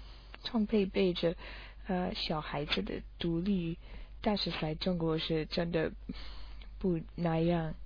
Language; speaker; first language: Chinese; non-native, learner; English